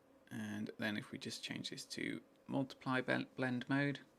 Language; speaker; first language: English; native; English